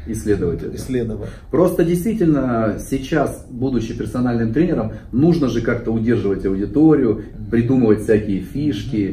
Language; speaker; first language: Russian; native; Russian